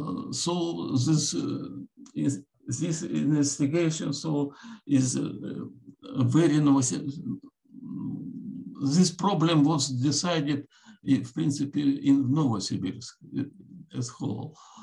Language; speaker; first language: English; non-native, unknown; Russian